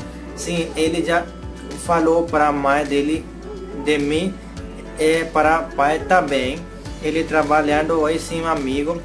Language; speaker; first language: Portuguese; non-native, learner; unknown